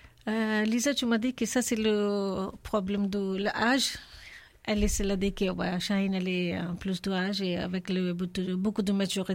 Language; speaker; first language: French; non-native, learner; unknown